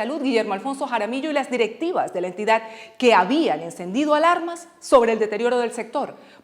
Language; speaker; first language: Spanish; native; Spanish